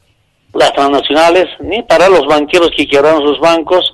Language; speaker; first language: Spanish; native; Spanish